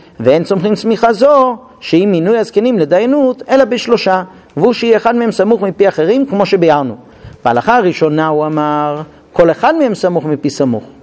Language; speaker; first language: Hebrew; non-native, fluent; English